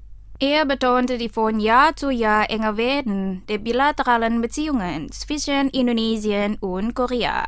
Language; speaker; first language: German; non-native, fluent; Indonesian